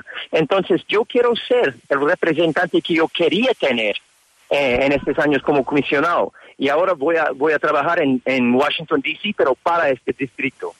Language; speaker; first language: Spanish; non-native, learner; English